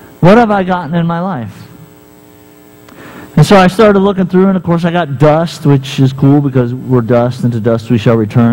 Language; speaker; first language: English; native; English